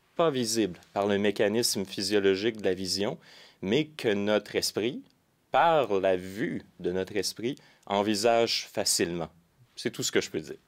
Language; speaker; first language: French; native; French